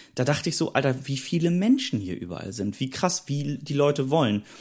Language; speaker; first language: German; native; German